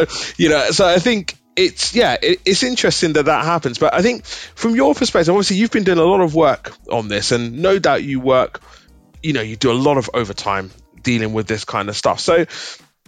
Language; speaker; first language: English; native; English